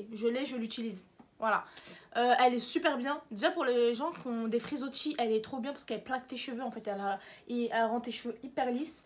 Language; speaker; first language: French; native; French